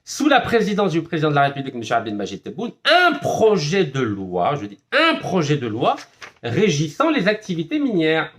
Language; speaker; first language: French; non-native, local second language; Arabic